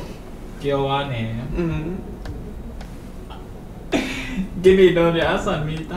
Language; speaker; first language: Japanese; non-native, learner; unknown